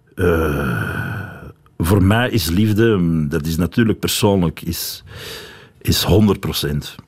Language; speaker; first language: Dutch; native; Dutch